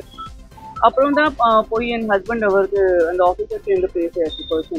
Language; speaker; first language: Tamil; non-native, fluent; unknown